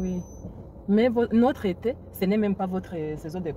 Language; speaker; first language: French; non-native, learner; Kinyarwanda